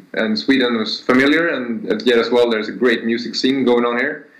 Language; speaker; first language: English; non-native, fluent; Swedish